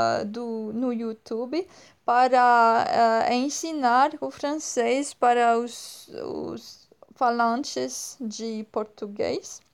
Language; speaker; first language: Portuguese; non-native, fluent; French